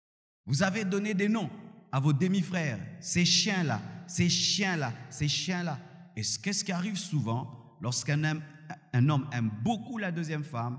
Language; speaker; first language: French; non-native, local second language; Lingala